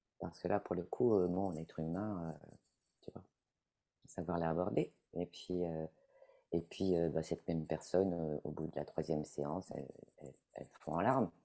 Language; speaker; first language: French; non-native, fluent; Italian